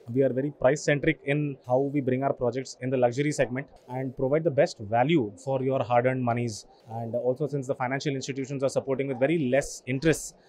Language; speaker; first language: English; non-native, local second language; Telugu